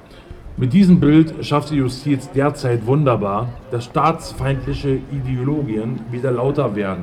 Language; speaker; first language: German; native; German